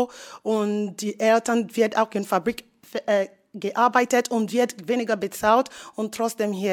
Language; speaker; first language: German; non-native, learner; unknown